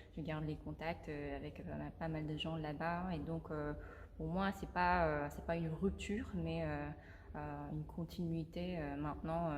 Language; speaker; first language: French; non-native, fluent; Korean